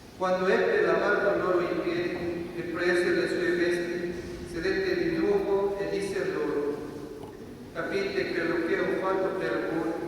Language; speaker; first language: Italian; non-native, fluent; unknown